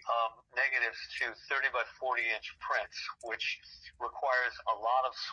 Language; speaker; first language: English; native; English